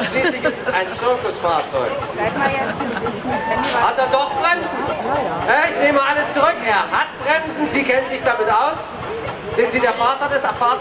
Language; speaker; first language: German; native; German